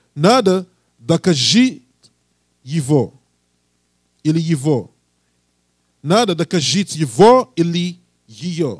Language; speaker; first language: Russian; non-native, learner; English